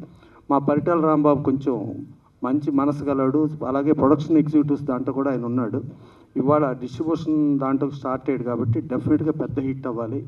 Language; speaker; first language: Telugu; native; Telugu